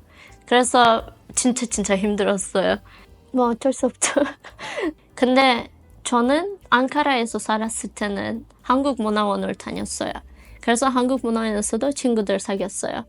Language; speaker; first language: Korean; non-native, fluent; Azerbaijani